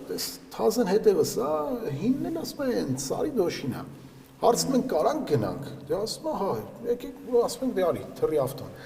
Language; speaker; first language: Armenian; native; Armenian